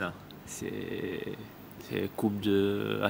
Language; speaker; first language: French; non-native, learner; Serbian